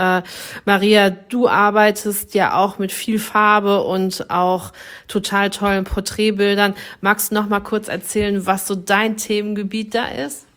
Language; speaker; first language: German; native; German